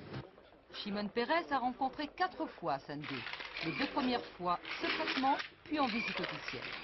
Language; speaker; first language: French; native; French